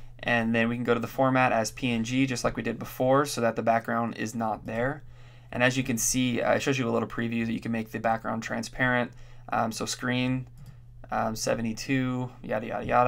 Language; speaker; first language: English; native; English